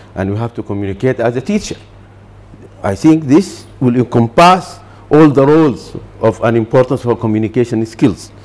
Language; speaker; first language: English; non-native, fluent; Arabic